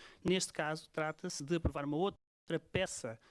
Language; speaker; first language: Portuguese; native; Portuguese